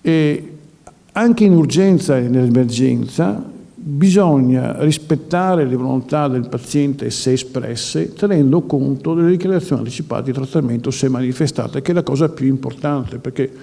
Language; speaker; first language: Italian; native; Italian